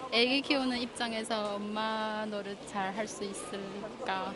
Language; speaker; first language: Korean; native; Korean